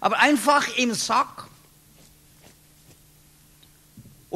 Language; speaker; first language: German; non-native, learner; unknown